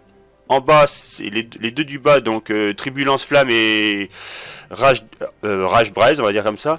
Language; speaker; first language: French; native; French